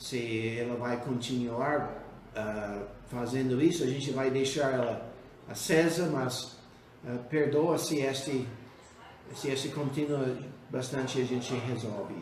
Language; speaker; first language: Portuguese; non-native, fluent; English